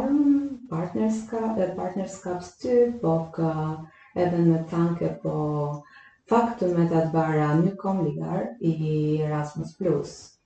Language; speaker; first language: Swedish; non-native, fluent; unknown